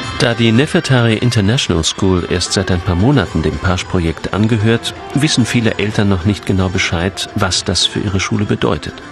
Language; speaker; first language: German; native; German